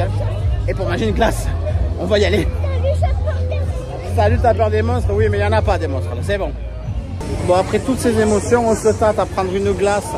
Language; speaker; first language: French; native; French